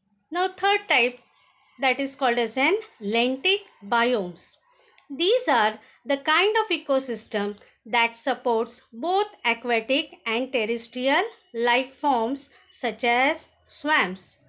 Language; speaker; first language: English; non-native, local second language; Marathi